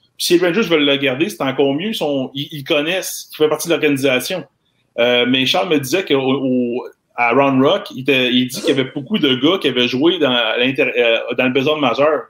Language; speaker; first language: French; native; French